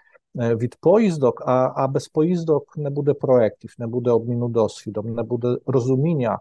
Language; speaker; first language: Ukrainian; non-native, fluent; Polish